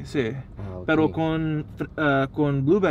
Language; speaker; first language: Spanish; non-native, learner; English